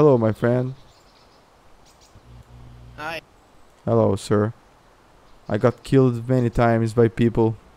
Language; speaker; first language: English; non-native, fluent; Portuguese